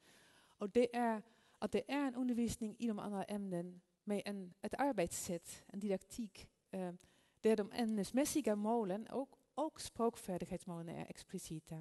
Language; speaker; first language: Swedish; non-native, fluent; Dutch